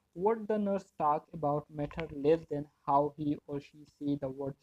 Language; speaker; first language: English; non-native, local second language; Urdu